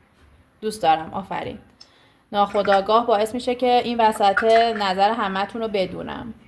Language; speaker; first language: Persian; native; Persian